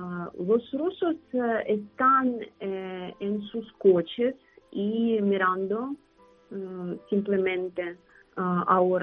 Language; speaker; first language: Spanish; non-native, learner; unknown